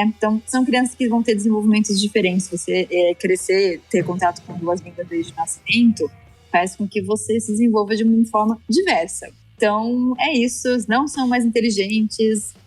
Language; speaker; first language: Portuguese; native; Portuguese